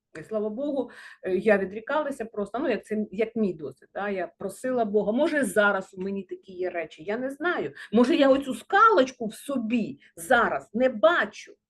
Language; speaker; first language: Ukrainian; non-native, local second language; Russian